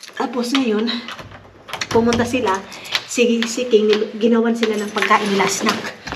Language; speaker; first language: Filipino; non-native, local second language; Cebuano